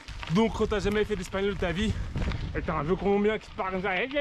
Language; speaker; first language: French; native; French